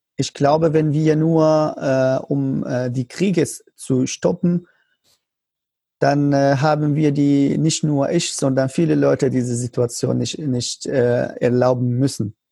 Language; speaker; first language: German; non-native, learner; Arabic